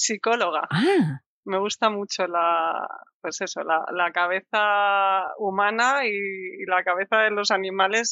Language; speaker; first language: Spanish; native; Spanish